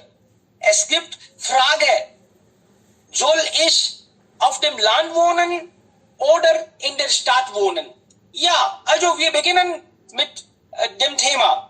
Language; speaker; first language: German; non-native, fluent; Hindi